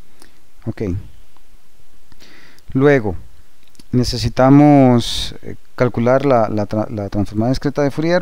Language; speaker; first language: Spanish; native; Spanish